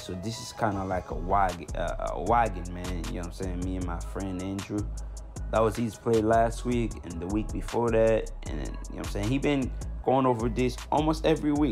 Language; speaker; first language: English; native; English